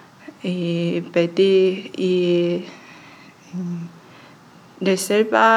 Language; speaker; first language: Spanish; non-native, learner; Chinese